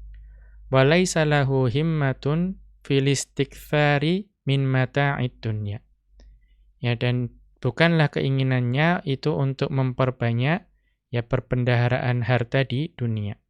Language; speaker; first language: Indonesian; native; Indonesian